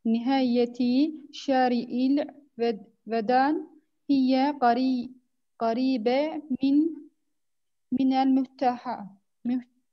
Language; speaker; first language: Arabic; non-native, learner; Turkish